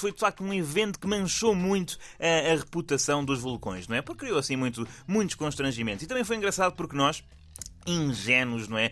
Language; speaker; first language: Portuguese; native; Portuguese